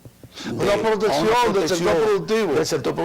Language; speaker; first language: Spanish; native; Spanish